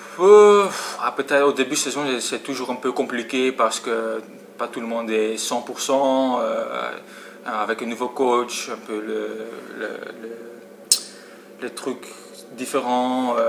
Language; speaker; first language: French; non-native, fluent; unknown